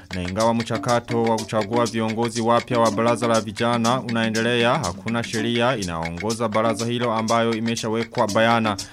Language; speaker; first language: Swahili; non-native, local second language; Rundi